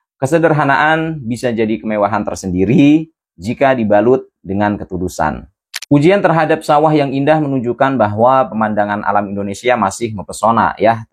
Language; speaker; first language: Indonesian; native; Indonesian